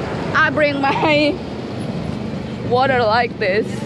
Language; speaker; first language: English; non-native, learner; Indonesian